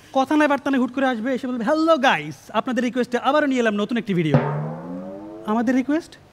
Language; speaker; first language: Bangla; native; Bangla